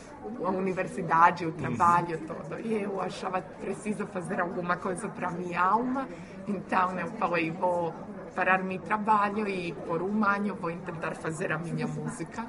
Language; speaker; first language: Portuguese; non-native, learner; Croatian